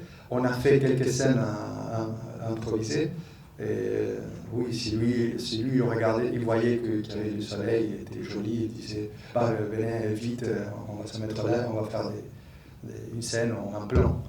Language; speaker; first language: French; non-native, fluent; Spanish